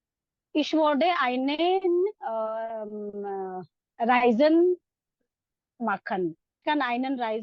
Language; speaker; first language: German; non-native, learner; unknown